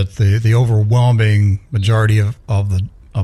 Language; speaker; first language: English; native; English